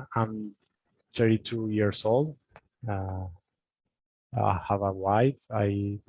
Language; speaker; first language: English; non-native, learner; Spanish